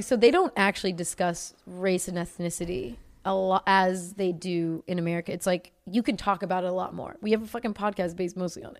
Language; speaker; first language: English; native; English